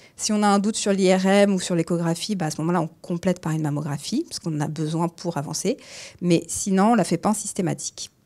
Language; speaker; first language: French; native; French